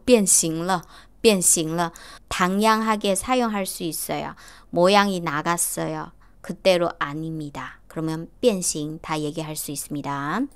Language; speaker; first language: Korean; non-native, fluent; Chinese